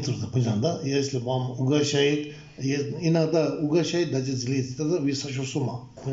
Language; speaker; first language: Russian; non-native, learner; Tibetan